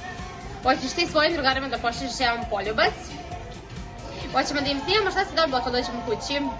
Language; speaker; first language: Bosnian; native; Bosnian